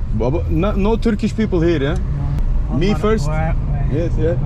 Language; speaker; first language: English; non-native, fluent; Turkish